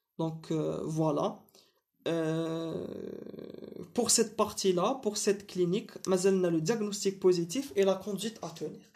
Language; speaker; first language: French; non-native, local second language; Arabic